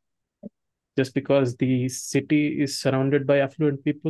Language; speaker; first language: English; non-native, local second language; Kannada